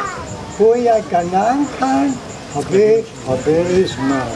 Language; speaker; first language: Hebrew; non-native, fluent; English